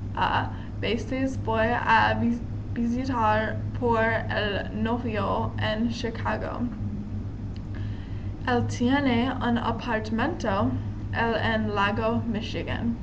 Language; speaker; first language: Spanish; non-native, learner; English